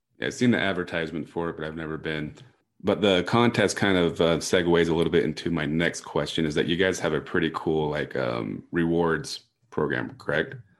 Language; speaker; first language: English; native; English